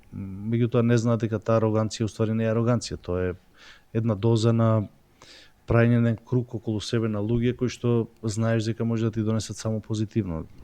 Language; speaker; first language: Macedonian; native; Macedonian